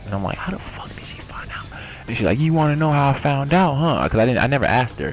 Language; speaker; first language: English; native; English